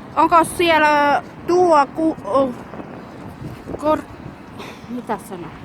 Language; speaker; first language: Finnish; non-native, learner; Thai